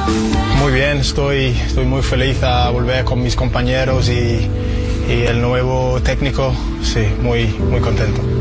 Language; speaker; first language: Spanish; non-native, learner; English